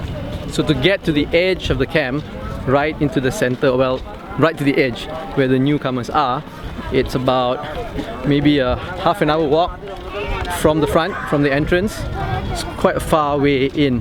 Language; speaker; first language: English; non-native, local second language; Malay